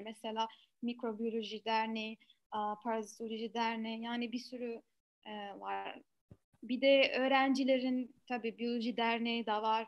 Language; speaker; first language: Turkish; non-native, fluent; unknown